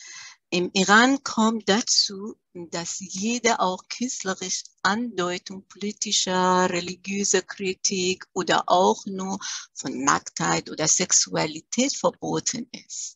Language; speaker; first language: German; early bilingual, other home language; Persian